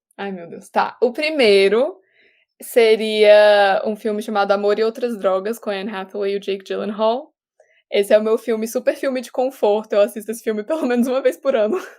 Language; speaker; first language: Portuguese; native; Portuguese